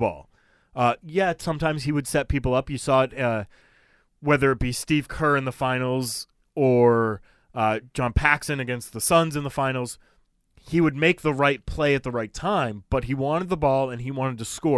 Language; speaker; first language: English; native; English